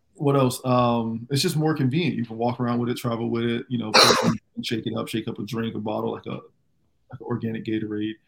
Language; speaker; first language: English; native; English